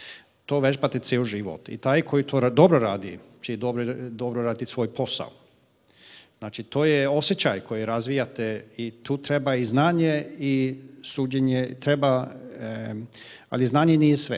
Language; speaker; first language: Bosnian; non-native, fluent; Swedish